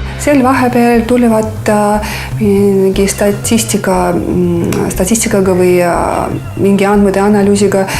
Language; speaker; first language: Estonian; non-native, fluent; Russian